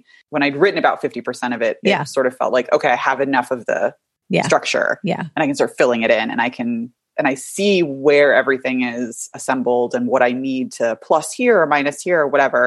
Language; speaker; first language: English; native; English